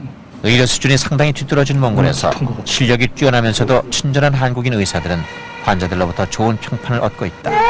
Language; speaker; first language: Korean; native; Korean